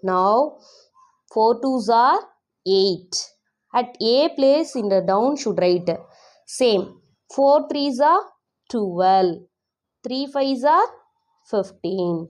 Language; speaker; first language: English; non-native, local second language; Tamil